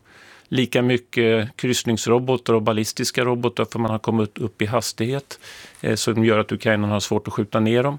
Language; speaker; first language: Swedish; native; Swedish